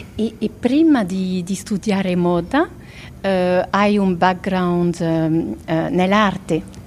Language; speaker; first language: Italian; non-native, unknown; French